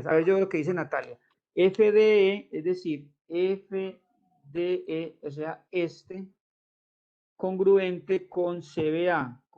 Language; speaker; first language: Spanish; native; Spanish